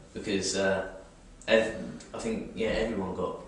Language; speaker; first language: English; native; English